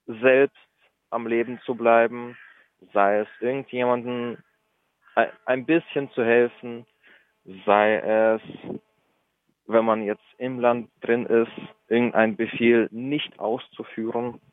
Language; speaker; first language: German; early bilingual, other home language; Russian